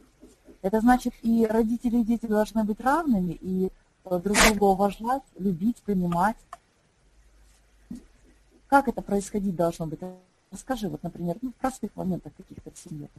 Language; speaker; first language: Russian; native; Russian